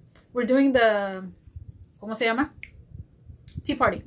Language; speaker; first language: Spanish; early bilingual, heritage; Spanish